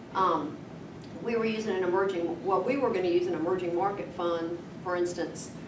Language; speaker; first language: English; native; English